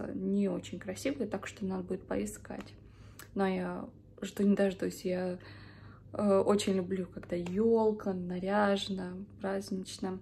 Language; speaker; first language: Russian; early bilingual, heritage; Russian